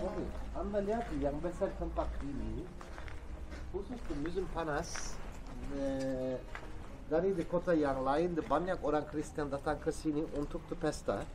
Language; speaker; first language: Indonesian; non-native, learner; Turkish